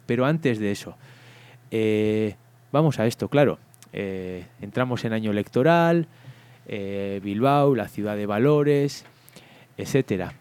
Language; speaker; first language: Spanish; native; Spanish